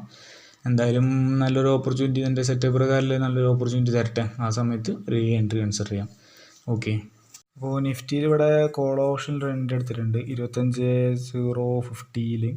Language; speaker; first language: Malayalam; native; Malayalam